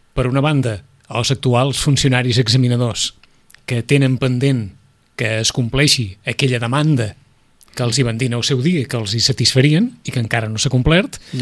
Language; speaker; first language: Catalan; native; Catalan